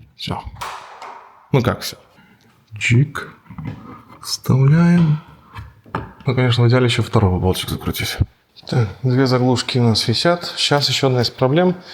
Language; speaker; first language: Russian; native; Russian